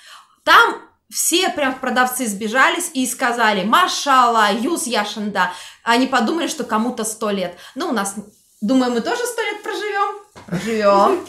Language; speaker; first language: Russian; native; Russian